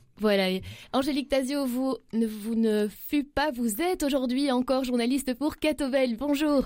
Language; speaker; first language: French; native; French